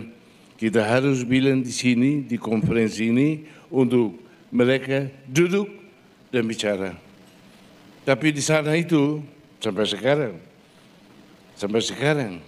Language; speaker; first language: Indonesian; non-native, fluent; Portuguese